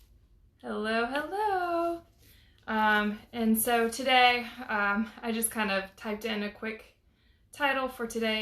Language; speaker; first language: English; native; English